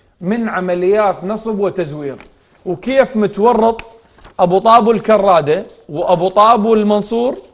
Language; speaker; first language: Arabic; native; Arabic